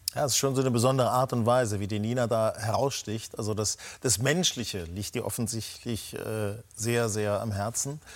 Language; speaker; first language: German; native; German